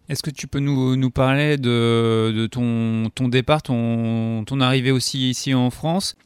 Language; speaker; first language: French; native; French